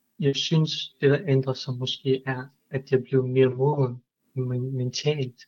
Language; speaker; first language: Danish; non-native, fluent; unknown